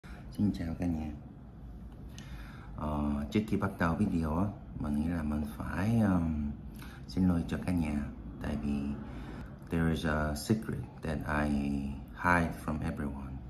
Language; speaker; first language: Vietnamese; non-native, learner; Korean